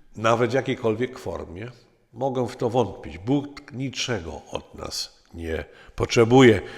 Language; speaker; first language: Polish; native; Polish